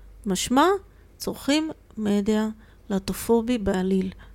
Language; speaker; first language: Hebrew; non-native, fluent; Russian